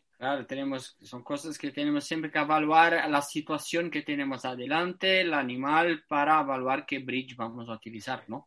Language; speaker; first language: Spanish; non-native, fluent; Italian